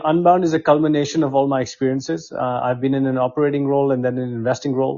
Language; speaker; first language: English; non-native, local second language; Hindi